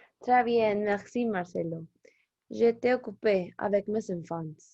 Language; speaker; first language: French; non-native, learner; Spanish